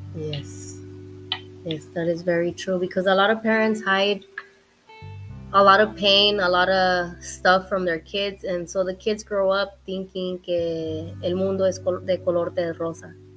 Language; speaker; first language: English; early bilingual, other home language; Spanish